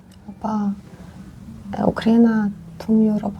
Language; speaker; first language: Korean; non-native, learner; Ukrainian